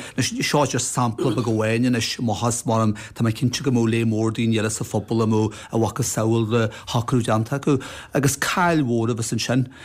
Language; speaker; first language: Irish; native; Irish